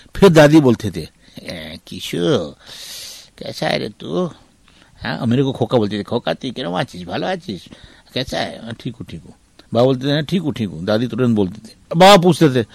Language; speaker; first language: Hindi; native; Hindi